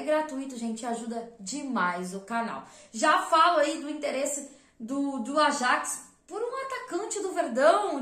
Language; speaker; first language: Portuguese; native; Portuguese